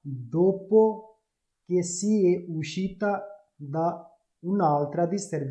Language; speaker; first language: Italian; non-native, learner; Urdu